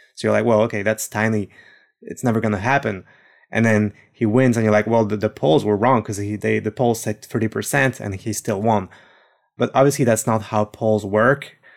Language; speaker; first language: English; non-native, fluent; French